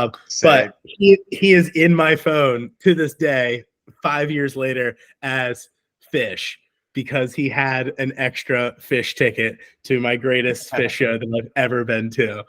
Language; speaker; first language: English; native; English